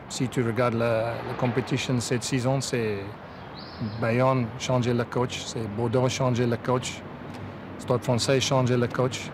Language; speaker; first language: French; non-native, learner; English